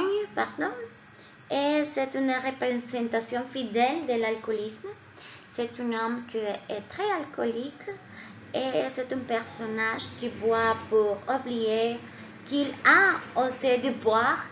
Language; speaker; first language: French; non-native, learner; Spanish